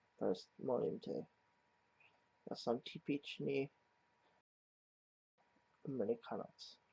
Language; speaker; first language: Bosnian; non-native, learner; English